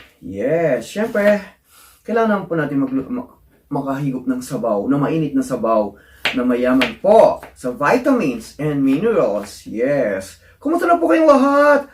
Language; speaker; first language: Filipino; non-native, local second language; Pampanga